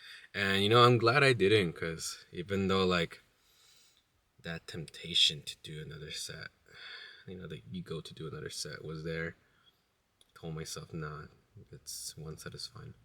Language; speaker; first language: English; native; English